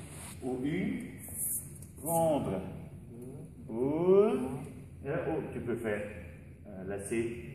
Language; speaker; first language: French; non-native, learner; Dutch